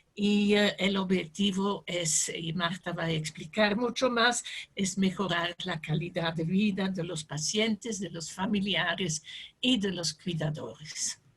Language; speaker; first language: Spanish; non-native, fluent; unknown